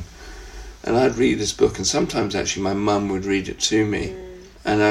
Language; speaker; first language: English; native; English